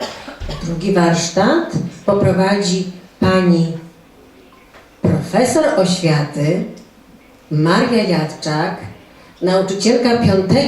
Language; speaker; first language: Polish; native; Polish